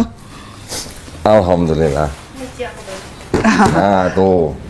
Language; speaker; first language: Indonesian; native; Indonesian